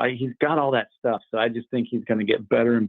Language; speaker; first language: English; native; English